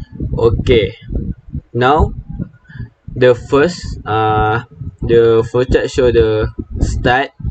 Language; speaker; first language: English; non-native, local second language; Malay